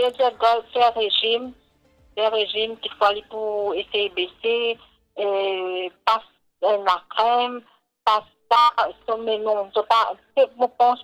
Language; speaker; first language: French; non-native, local second language; Morisyen